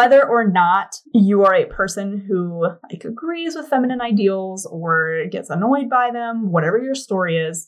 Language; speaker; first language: English; native; English